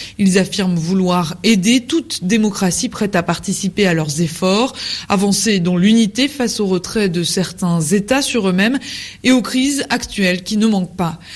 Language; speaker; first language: French; native; French